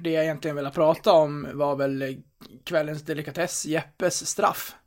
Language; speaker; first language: Swedish; native; Swedish